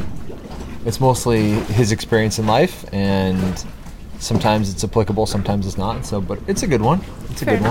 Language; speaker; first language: English; native; English